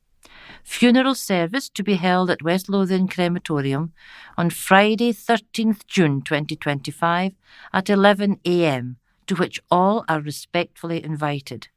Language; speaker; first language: English; native; English